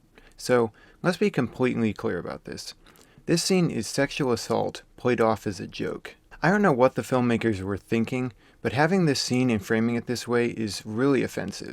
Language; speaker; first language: English; native; English